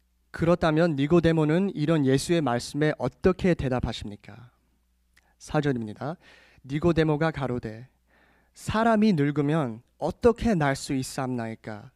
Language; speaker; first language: Korean; early bilingual, heritage; Korean